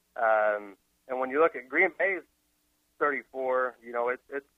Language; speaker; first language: English; native; English